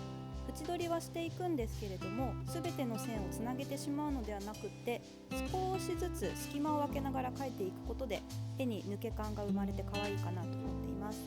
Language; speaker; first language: Japanese; native; Japanese